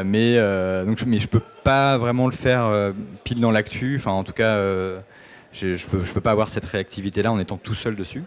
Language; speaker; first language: French; native; French